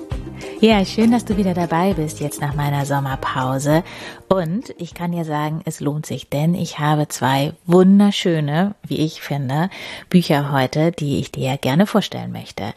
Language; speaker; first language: German; native; German